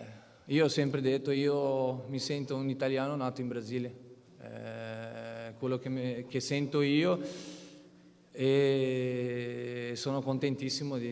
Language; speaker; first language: Italian; non-native, fluent; Portuguese